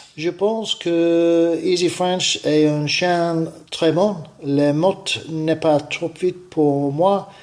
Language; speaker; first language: French; non-native, learner; English